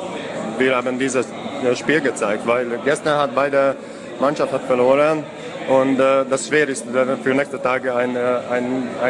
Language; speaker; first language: German; non-native, learner; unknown